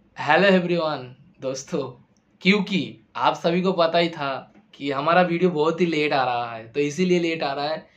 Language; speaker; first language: Hindi; non-native, local second language; Bangla